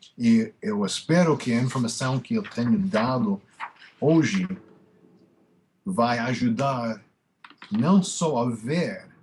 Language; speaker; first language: Portuguese; non-native, fluent; English